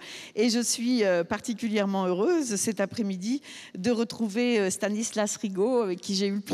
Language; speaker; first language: French; native; French